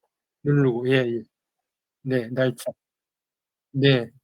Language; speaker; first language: Korean; native; Korean